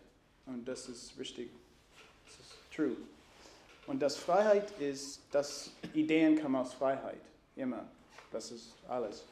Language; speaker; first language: German; non-native, learner; English